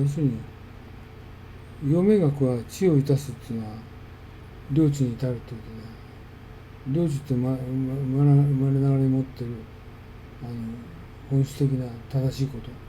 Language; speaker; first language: Japanese; native; Japanese